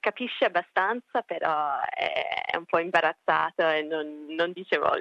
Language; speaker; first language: Italian; early bilingual, heritage; Italian